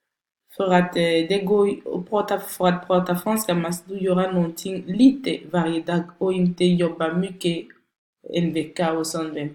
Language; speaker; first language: Swedish; non-native, fluent; French